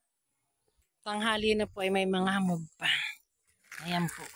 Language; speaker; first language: Filipino; native; Filipino